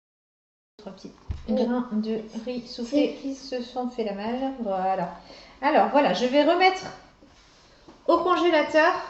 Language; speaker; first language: French; native; French